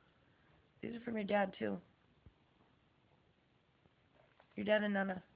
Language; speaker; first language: English; native; English